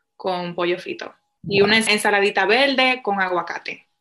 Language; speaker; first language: Spanish; early bilingual, heritage; Spanish